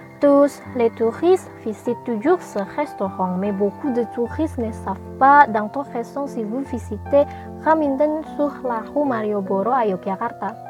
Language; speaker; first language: French; non-native, learner; Indonesian